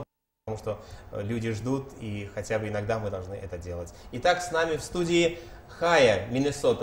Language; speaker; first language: Russian; native; Russian